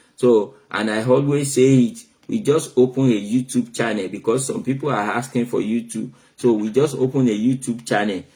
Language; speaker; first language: English; non-native, local second language; Yoruba